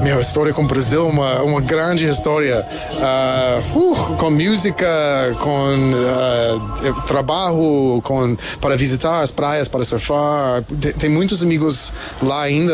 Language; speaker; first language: Portuguese; non-native, learner; English